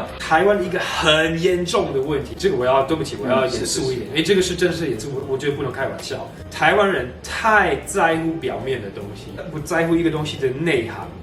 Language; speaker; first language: Chinese; non-native, fluent; German